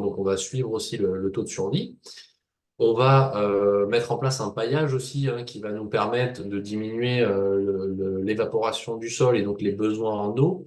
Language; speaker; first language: French; native; French